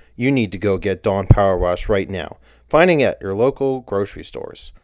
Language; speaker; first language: English; native; English